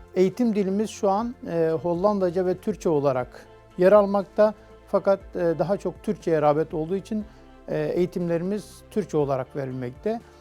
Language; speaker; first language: Turkish; native; Turkish